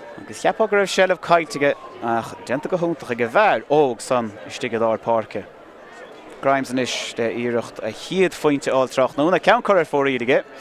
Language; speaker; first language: Irish; native; Irish